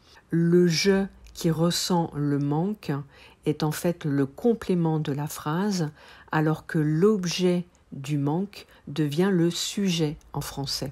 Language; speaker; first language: French; native; French